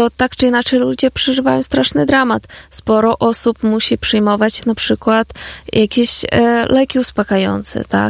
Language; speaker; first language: Polish; non-native, fluent; Ukrainian